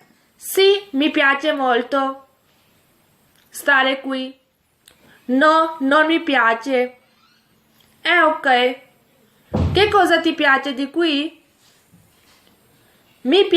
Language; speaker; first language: Italian; non-native, fluent; Urdu